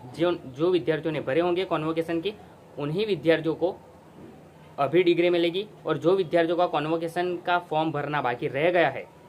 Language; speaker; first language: Hindi; non-native, local second language; Gujarati